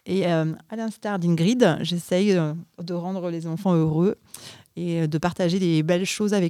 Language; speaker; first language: French; native; French